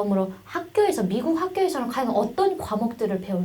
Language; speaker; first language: Korean; native; Korean